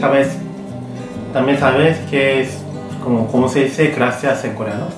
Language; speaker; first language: Spanish; non-native, learner; Korean